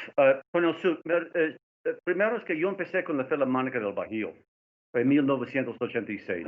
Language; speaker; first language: Spanish; non-native, fluent; English